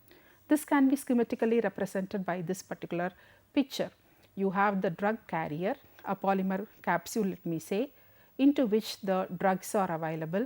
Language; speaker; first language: English; non-native, local second language; Tamil